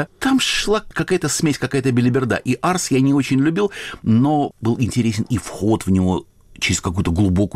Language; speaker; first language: Russian; native; Russian